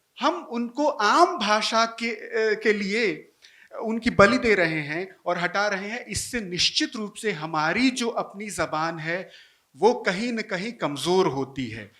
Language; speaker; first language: Hindi; native; Hindi